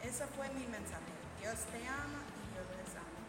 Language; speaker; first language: Spanish; non-native, learner; English